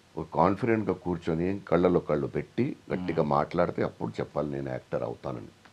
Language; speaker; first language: Telugu; non-native, local second language; Hindi